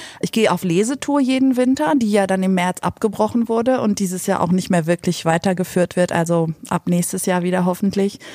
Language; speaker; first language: German; native; German